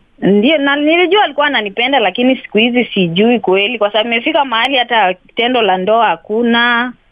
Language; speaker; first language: Swahili; non-native, local second language; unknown